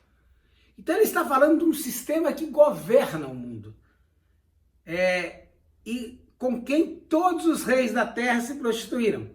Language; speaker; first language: Portuguese; native; Portuguese